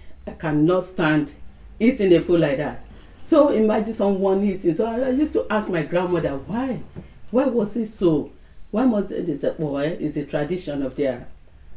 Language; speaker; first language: English; non-native, local second language; Yoruba